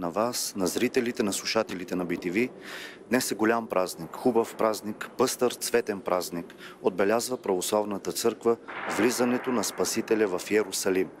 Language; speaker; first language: Bulgarian; native; Bulgarian